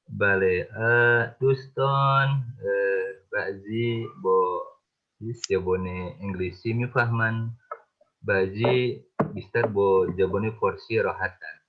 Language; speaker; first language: Persian; non-native, fluent; Indonesian